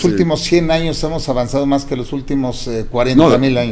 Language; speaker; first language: Spanish; native; Spanish